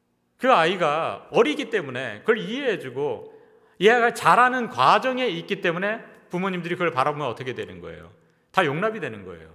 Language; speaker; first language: Korean; native; Korean